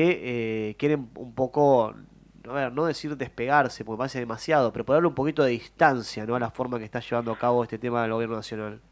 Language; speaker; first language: Spanish; native; Spanish